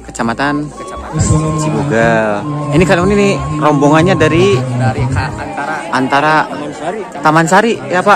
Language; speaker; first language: Indonesian; non-native, local second language; Sundanese